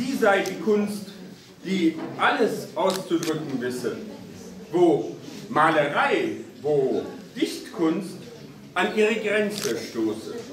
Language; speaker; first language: German; native; German